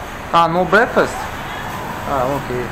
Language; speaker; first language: English; non-native, learner; Russian